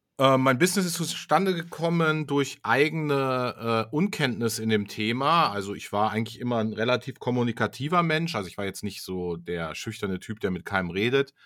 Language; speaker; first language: German; native; German